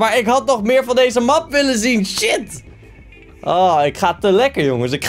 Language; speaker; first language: Dutch; native; Dutch